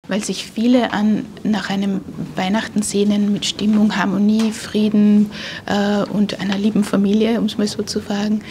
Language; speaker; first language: German; native; German